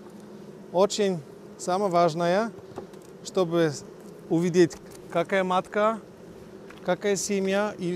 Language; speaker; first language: Polish; non-native, learner; Russian